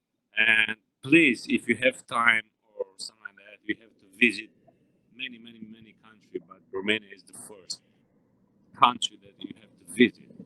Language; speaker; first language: English; non-native, learner; Romanian